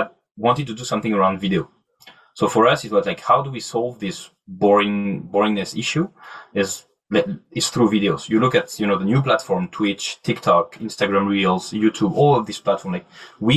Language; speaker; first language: English; non-native, fluent; French